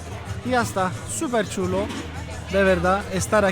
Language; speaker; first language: Spanish; non-native, fluent; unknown